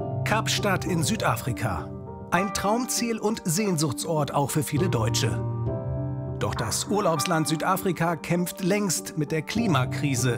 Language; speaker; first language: German; native; German